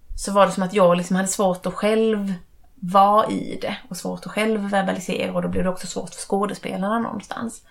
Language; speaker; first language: Swedish; native; Swedish